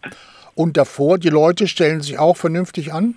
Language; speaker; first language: German; native; German